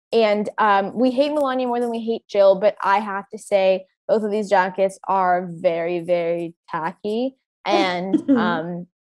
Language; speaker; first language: English; native; English